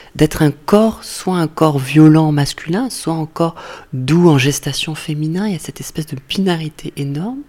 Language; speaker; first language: French; native; French